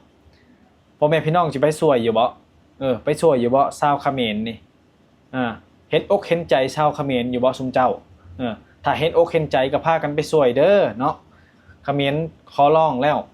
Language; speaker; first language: Thai; non-native, local second language; Lao